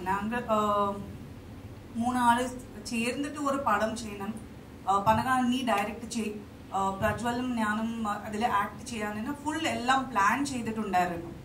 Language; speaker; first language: Malayalam; non-native, fluent; Kannada